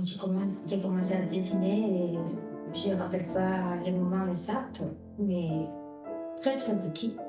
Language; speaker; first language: French; non-native, fluent; Spanish